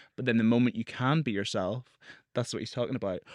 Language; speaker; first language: English; native; English